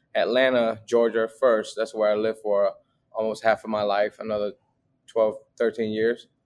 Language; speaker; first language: English; early bilingual, other home language; Vietnamese